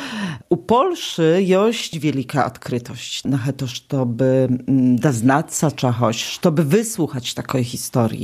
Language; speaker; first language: Polish; non-native, local second language; Belarusian